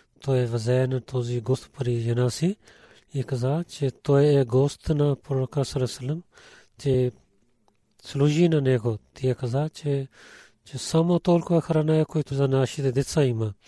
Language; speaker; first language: Bulgarian; non-native, learner; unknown